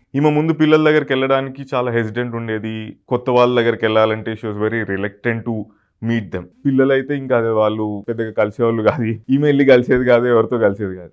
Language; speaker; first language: Telugu; native; Telugu